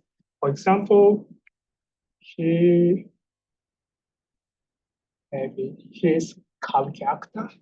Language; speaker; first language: English; non-native, fluent; Japanese